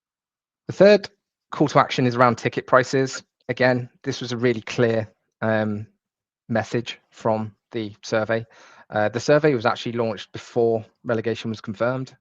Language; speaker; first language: English; native; English